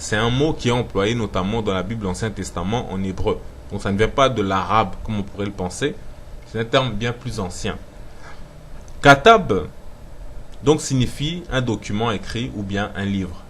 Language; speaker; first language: French; non-native, local second language; Lingala